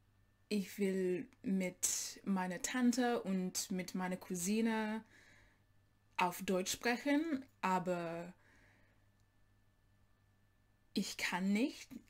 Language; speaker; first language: German; non-native, learner; English